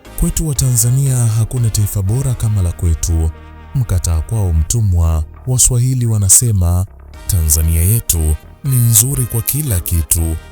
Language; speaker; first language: Swahili; native; Swahili